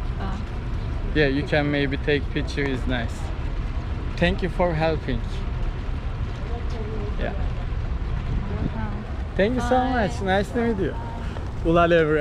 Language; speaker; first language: English; non-native, learner; Turkish